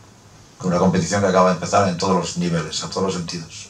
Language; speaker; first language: Spanish; native; Spanish